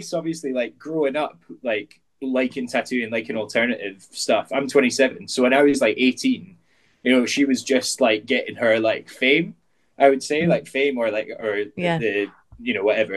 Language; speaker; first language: English; native; English